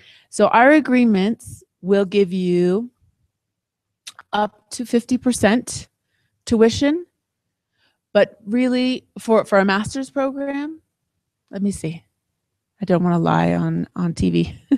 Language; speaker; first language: English; native; English